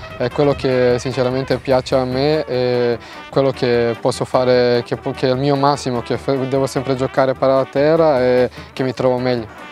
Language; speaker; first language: Italian; non-native, fluent; Serbian